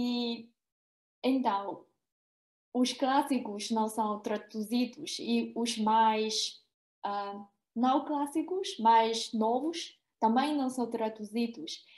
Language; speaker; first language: Portuguese; non-native, fluent; Chinese